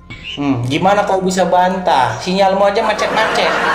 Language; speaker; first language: Indonesian; native; Indonesian